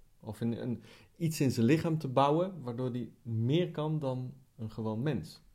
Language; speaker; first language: Dutch; non-native, fluent; Italian